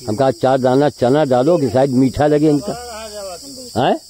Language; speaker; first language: Hindi; native; Hindi